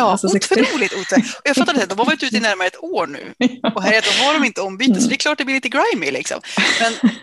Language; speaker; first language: Swedish; native; Swedish